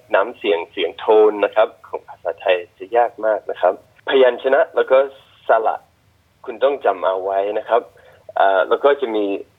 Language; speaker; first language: Thai; non-native, fluent; English